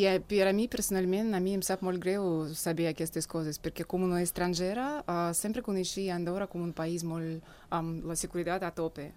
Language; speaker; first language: Catalan; non-native, fluent; Russian